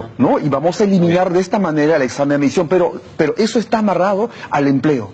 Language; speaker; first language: Spanish; non-native, local second language; Shipibo-Conibo